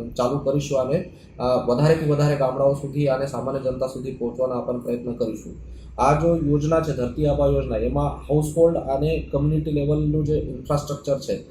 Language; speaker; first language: Gujarati; non-native, local second language; Marathi